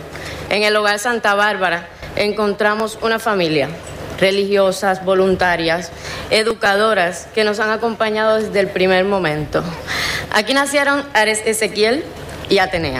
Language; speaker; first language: Spanish; native; Spanish